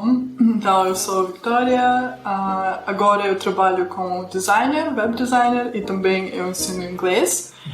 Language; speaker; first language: Portuguese; non-native, fluent; Russian